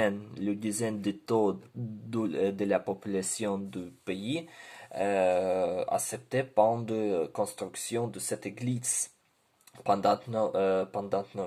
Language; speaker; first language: French; non-native, learner; Ukrainian